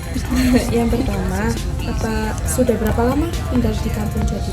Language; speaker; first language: Indonesian; native; Indonesian